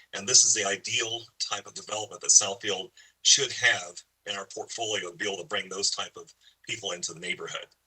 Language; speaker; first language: English; native; English